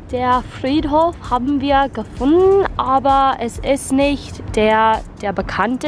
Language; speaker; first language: German; non-native, learner; English